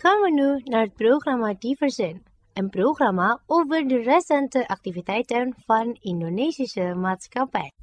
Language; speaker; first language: Dutch; non-native, fluent; Indonesian